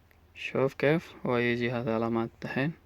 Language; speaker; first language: Arabic; non-native, learner; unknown